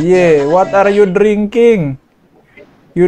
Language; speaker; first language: English; non-native, learner; Indonesian